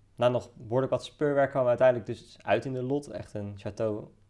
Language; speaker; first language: Dutch; native; Dutch